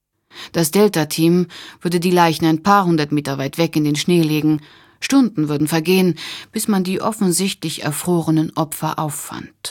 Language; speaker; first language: German; native; German